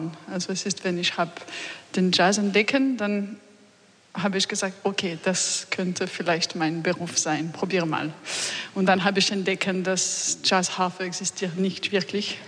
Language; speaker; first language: German; non-native, learner; French